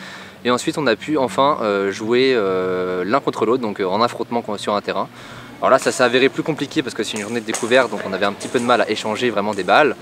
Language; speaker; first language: French; native; French